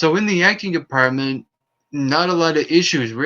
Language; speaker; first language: English; native; English